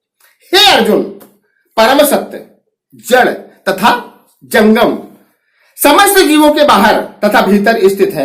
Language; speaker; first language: Hindi; native; Hindi